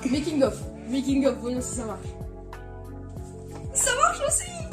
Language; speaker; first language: French; native; French